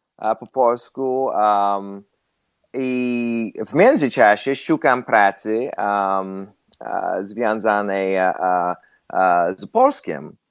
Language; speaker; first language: Polish; non-native, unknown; English